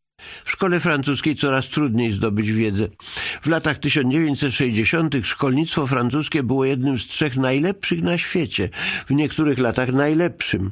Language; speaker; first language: Polish; native; Polish